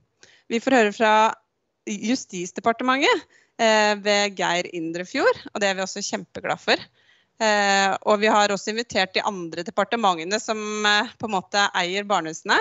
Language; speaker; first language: Norwegian; native; Norwegian